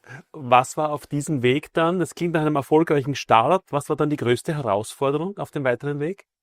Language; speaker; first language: German; native; German